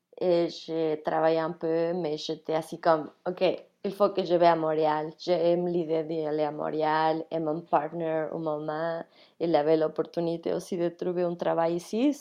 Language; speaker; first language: French; non-native, fluent; Spanish